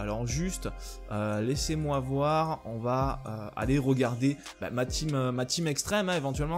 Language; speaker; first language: French; native; French